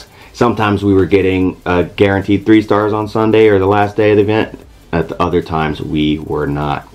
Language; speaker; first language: English; native; English